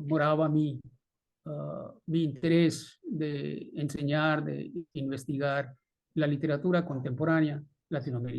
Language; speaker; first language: Spanish; non-native, fluent; Bangla